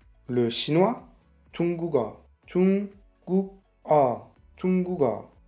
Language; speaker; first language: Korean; non-native, fluent; French